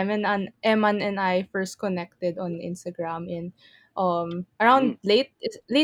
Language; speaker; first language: English; non-native, local second language; Filipino